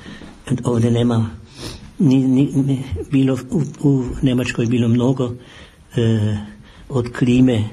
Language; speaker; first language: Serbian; non-native, fluent; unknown